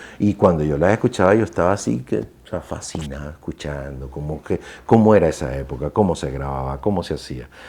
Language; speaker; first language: Spanish; native; Spanish